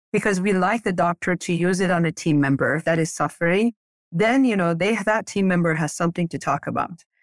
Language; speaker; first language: English; early bilingual, other home language; Persian